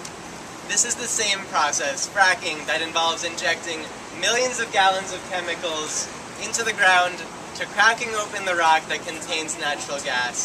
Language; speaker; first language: English; native; English